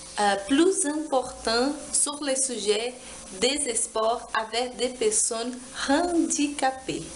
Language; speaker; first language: French; non-native, learner; Portuguese